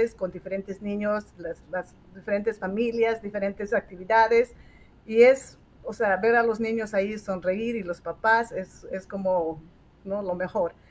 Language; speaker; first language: Spanish; native; Spanish